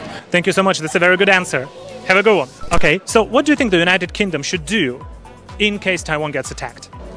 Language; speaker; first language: English; non-native, fluent; Polish